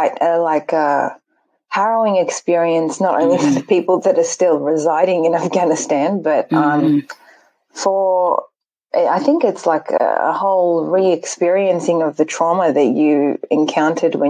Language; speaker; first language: English; early bilingual, other home language; Persian